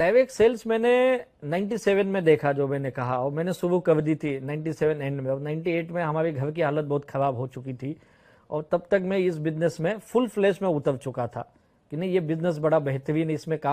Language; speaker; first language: Hindi; native; Hindi